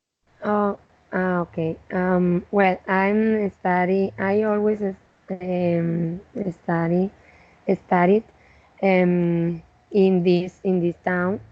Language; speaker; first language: English; non-native, learner; Spanish